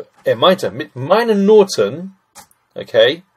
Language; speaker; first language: German; non-native, fluent; English